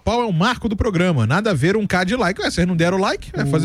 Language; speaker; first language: Portuguese; native; Portuguese